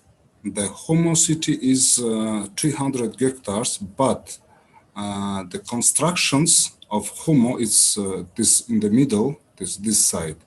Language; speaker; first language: English; non-native, learner; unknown